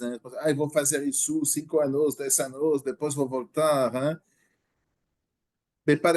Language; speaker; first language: Portuguese; non-native, learner; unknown